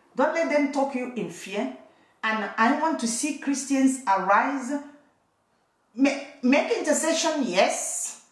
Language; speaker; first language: English; non-native, local second language; Igbo